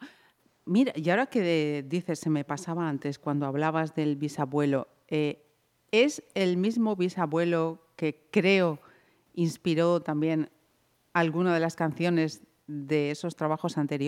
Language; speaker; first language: Spanish; native; Spanish